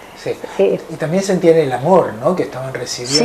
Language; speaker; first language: Spanish; native; Spanish